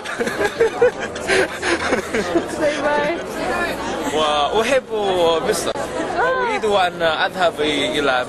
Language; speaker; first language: Arabic; non-native, learner; Chinese